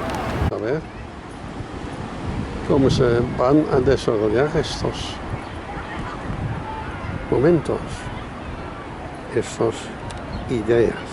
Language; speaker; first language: Spanish; non-native, fluent; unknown